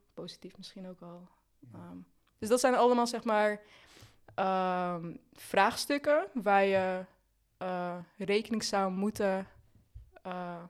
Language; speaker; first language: Dutch; early bilingual, other home language; Arabic